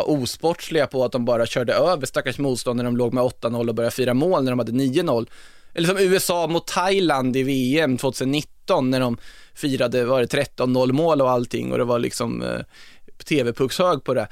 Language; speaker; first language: Swedish; native; Swedish